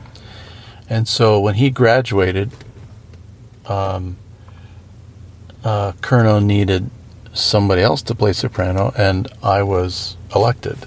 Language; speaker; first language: English; native; English